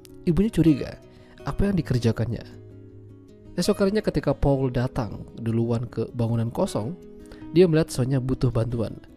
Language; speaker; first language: Indonesian; non-native, local second language; Javanese